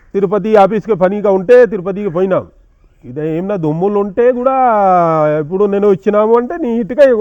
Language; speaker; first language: Telugu; non-native, local second language; Hindi